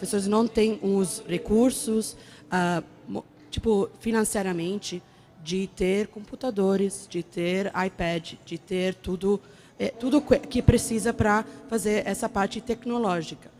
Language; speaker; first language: Portuguese; non-native, fluent; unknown